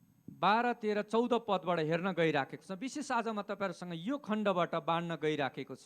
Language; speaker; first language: Nepali; native; Nepali